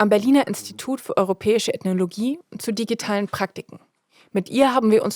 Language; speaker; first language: German; native; German